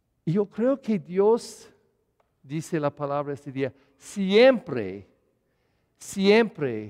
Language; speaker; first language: Spanish; non-native, learner; English